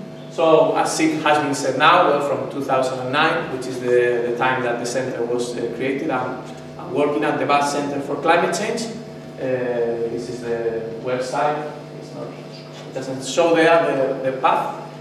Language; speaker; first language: English; non-native, fluent; Spanish